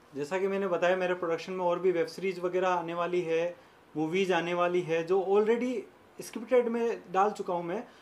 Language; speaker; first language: Hindi; native; Hindi